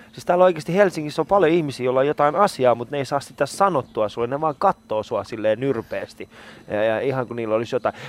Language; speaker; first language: Finnish; native; Finnish